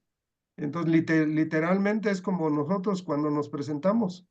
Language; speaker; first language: Spanish; native; Spanish